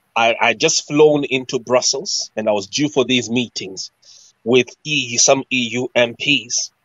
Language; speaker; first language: English; non-native, local second language; Shona